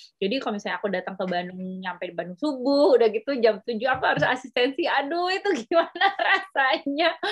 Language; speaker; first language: Indonesian; native; Indonesian